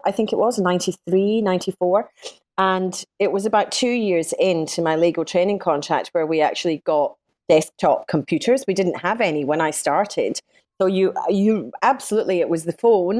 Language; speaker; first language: English; native; English